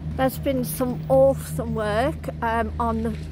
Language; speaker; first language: English; native; English